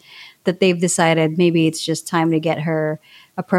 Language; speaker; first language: English; non-native, local second language; Filipino